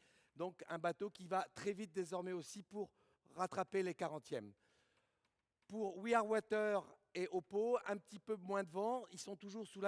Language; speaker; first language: French; native; French